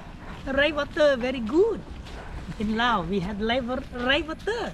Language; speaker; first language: English; non-native, learner; Hmong